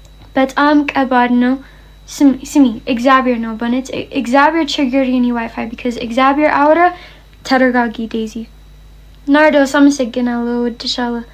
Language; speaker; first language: Amharic; early bilingual, heritage; Amharic